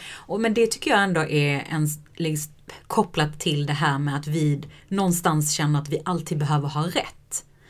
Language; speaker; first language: Swedish; native; Swedish